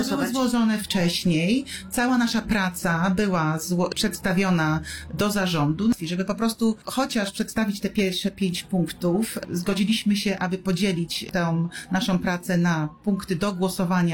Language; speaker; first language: Polish; native; Polish